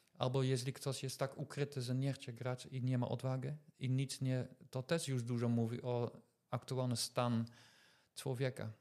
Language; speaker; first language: Polish; non-native, fluent; Dutch